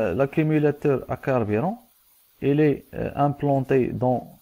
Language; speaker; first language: French; non-native, local second language; Arabic